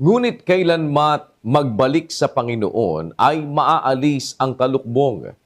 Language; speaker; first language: Filipino; native; Filipino